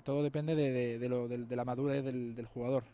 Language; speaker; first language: Spanish; native; Spanish